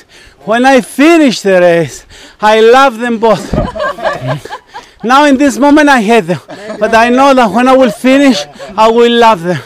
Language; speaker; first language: English; non-native, learner; Greek